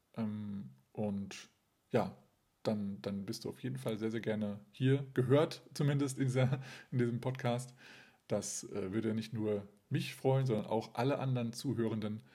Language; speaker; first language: German; native; German